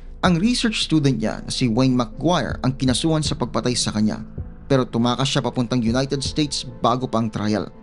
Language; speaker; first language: Filipino; native; Filipino